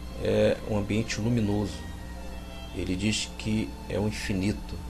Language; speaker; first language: Portuguese; native; Portuguese